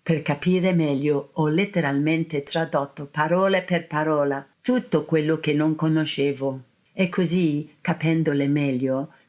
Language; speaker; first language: Italian; non-native, fluent; English